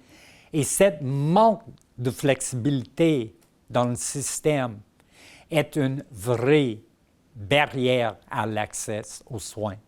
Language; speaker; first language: French; non-native, local second language; English